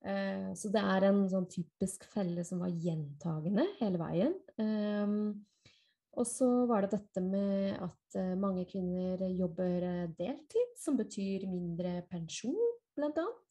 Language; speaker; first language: Norwegian; non-native, fluent; Spanish